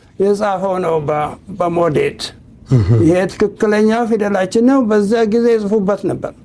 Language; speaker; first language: Amharic; native; Amharic